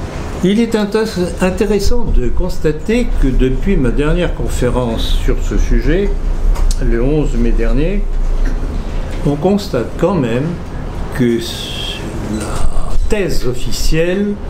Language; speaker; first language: French; native; French